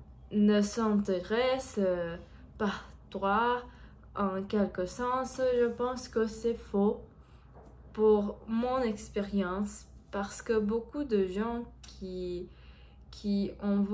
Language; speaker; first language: French; non-native, learner; Portuguese